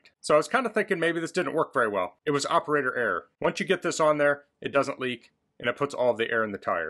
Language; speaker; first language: English; native; English